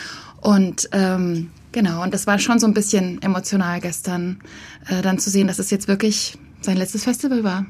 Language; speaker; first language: German; native; German